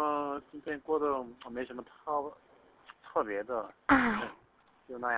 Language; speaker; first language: Chinese; non-native, fluent; Korean